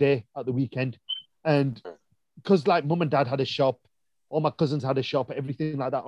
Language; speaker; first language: English; native; English